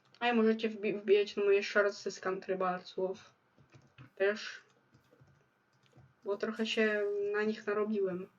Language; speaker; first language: Polish; native; Polish